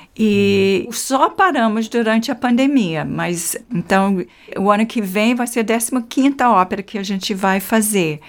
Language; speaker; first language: Portuguese; non-native, fluent; English